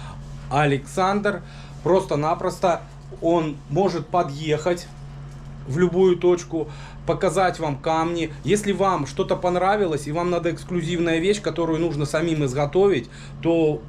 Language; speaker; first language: Russian; native; Russian